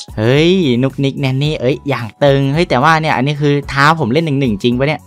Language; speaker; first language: Thai; native; Thai